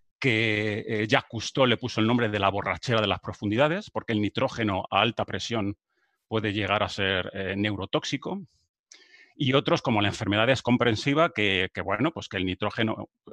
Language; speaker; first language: Spanish; native; Spanish